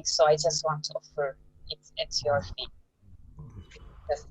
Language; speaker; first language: English; non-native, learner; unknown